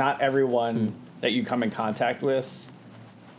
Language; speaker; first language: English; native; English